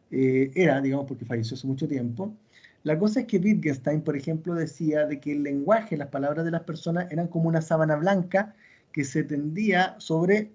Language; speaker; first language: Spanish; native; Spanish